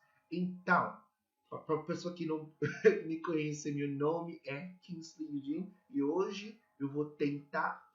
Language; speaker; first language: Portuguese; non-native, learner; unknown